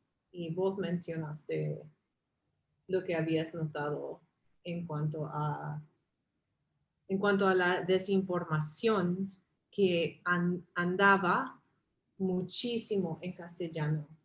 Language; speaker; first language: Spanish; early bilingual, heritage; English